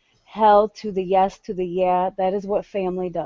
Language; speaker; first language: English; native; English